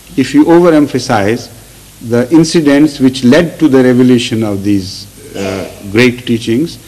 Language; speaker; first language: English; non-native, local second language; Urdu